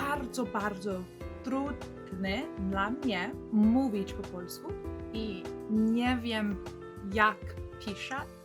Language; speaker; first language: Polish; early bilingual, heritage; Polish